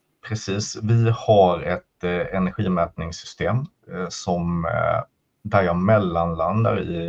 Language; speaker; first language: Swedish; native; Swedish